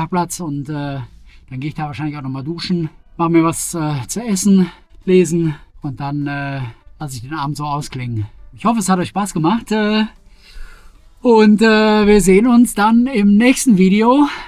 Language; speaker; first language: German; native; German